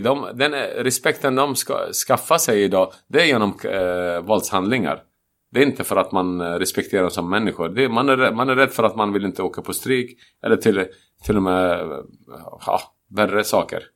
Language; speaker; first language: Swedish; non-native, fluent; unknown